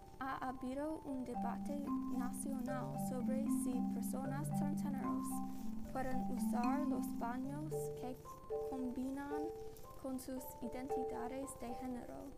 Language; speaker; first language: Spanish; non-native, learner; English